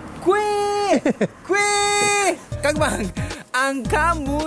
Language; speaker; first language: Vietnamese; non-native, learner; Japanese